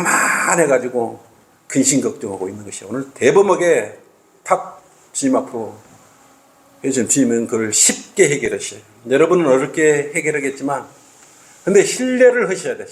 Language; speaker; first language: Korean; native; Korean